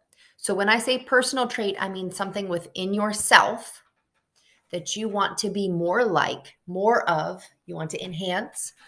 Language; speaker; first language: English; native; English